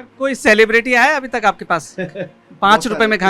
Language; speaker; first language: Hindi; native; Hindi